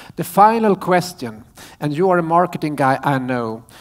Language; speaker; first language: English; non-native, fluent; Swedish